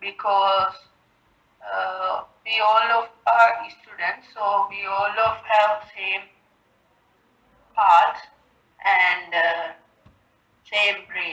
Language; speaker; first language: English; non-native, learner; Sinhala